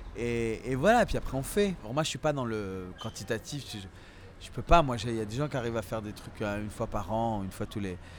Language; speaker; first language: French; early bilingual, other home language; Central Atlas Tamazight